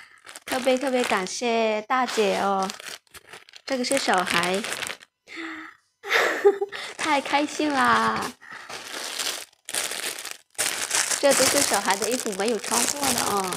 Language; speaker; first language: Chinese; non-native, fluent; Lao